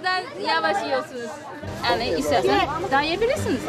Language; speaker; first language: Turkish; non-native, fluent; Korean